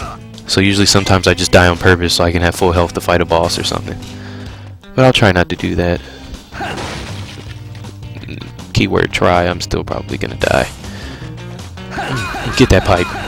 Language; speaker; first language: English; native; English